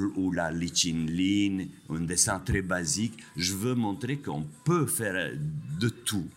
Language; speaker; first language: French; non-native, fluent; Albanian